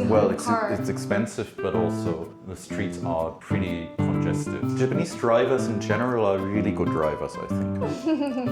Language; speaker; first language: English; non-native, fluent; German